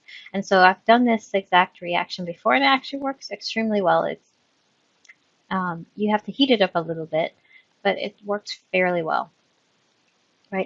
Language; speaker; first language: English; native; English